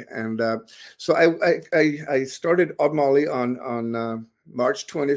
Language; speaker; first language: English; non-native, fluent; Swedish